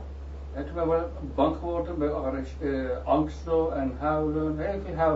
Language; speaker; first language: Dutch; non-native, learner; Turkish